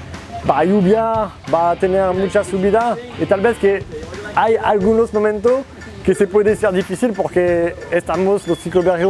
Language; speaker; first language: Spanish; non-native, learner; French